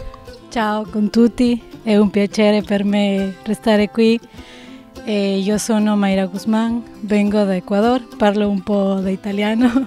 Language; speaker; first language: Italian; non-native, learner; Spanish